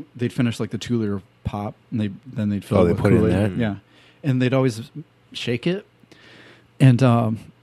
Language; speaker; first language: English; native; English